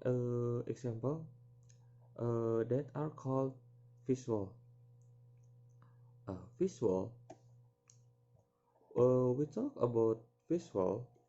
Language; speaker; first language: English; non-native, learner; Indonesian